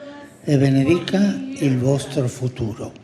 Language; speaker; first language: Italian; early bilingual, heritage; Spanish